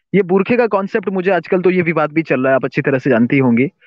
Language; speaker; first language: Hindi; non-native, local second language; Urdu